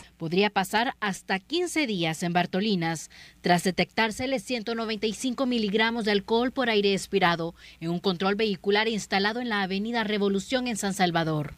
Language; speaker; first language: Spanish; native; Spanish